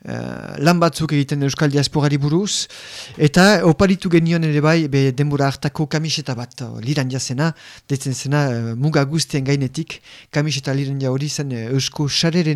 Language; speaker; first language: Basque; native; Basque